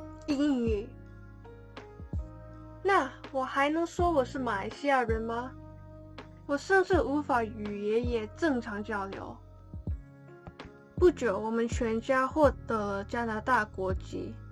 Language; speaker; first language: Chinese; non-native, learner; English